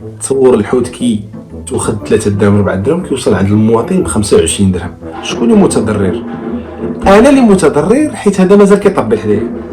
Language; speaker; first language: Arabic; native; Arabic